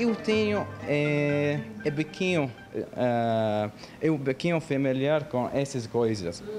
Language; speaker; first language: Portuguese; non-native, learner; Arabic